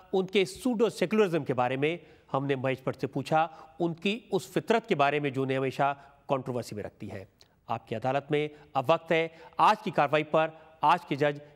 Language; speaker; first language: Hindi; native; Hindi